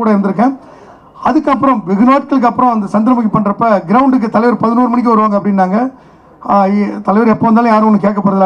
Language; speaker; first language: Tamil; native; Tamil